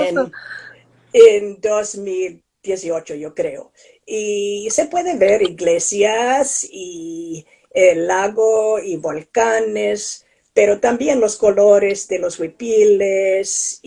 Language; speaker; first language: Spanish; non-native, fluent; English